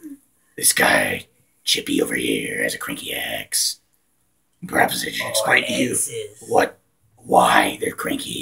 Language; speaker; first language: English; native; English